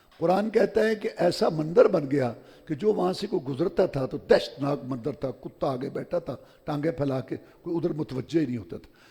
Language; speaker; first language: Urdu; non-native, local second language; Punjabi